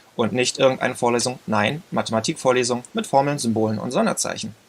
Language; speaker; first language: German; native; German